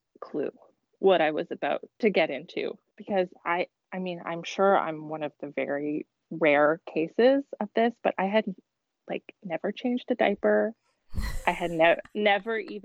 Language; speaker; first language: English; native; English